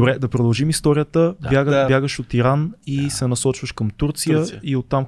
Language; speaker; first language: Bulgarian; native; Bulgarian